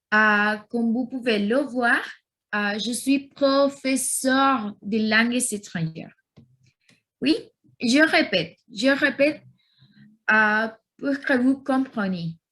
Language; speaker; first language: French; non-native, learner; Spanish